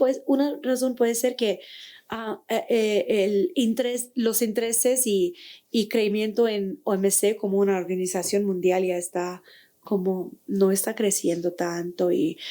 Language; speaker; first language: Spanish; non-native, fluent; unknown